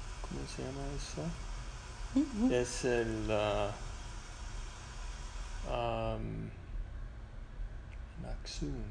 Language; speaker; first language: Spanish; non-native, fluent; English